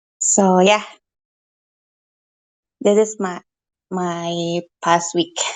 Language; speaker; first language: English; non-native, learner; Indonesian